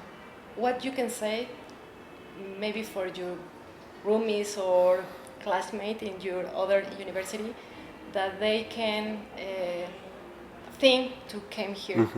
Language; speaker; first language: English; non-native, learner; Spanish